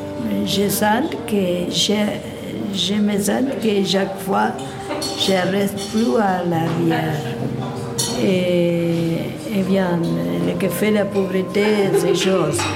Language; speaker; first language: French; non-native, learner; Spanish